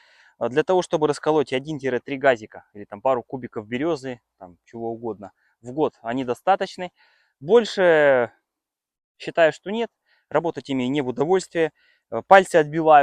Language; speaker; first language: Russian; native; Russian